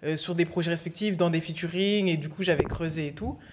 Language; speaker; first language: French; native; French